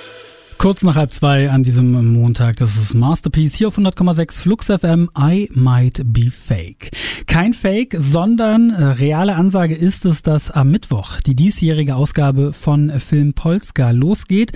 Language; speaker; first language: German; native; German